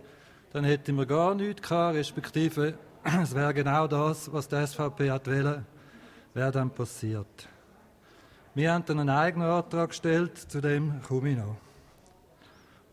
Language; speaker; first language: German; native; German